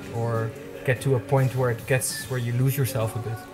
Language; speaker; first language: English; non-native, fluent; Dutch